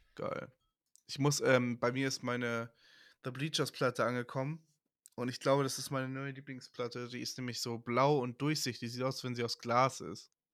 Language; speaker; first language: German; native; German